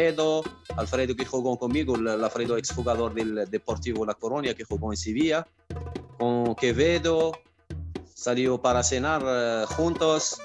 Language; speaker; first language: Spanish; non-native, fluent; Arabic